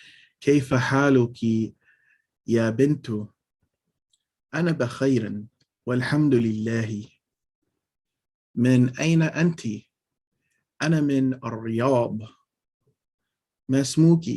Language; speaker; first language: Arabic; non-native, fluent; English